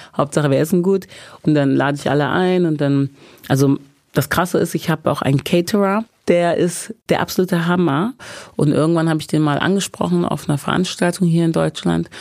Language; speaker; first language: German; early bilingual, other home language; English